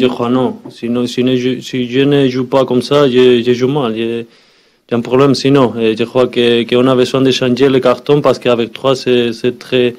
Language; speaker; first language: French; non-native, learner; Spanish